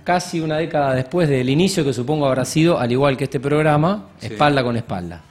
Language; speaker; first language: Spanish; native; Spanish